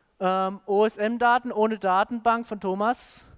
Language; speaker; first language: German; native; German